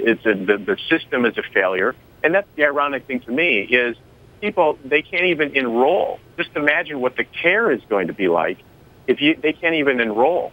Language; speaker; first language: English; native; English